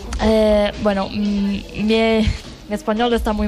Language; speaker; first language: Spanish; non-native, learner; Italian